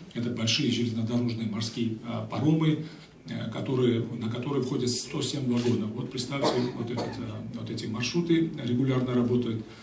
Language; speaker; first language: Russian; non-native, local second language; Georgian